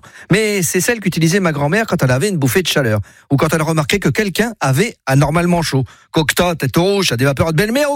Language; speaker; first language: French; native; French